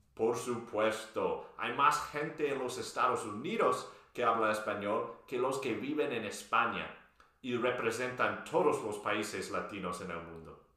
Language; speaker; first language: Spanish; non-native, fluent; English